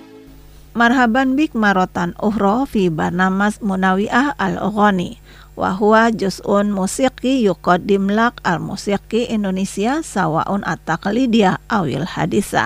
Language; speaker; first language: Arabic; non-native, fluent; Indonesian